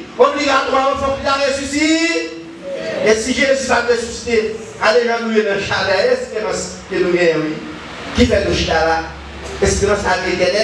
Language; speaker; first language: French; non-native, learner; Haitian Creole